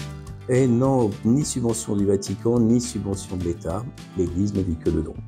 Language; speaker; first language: French; native; French